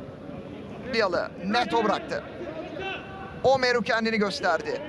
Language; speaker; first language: Turkish; native; Turkish